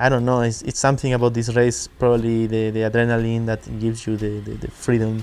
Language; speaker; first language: English; non-native, fluent; Spanish